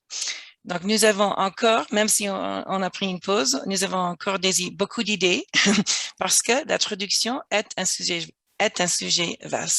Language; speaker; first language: French; non-native, fluent; English